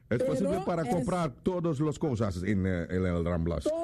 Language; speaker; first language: Spanish; non-native, learner; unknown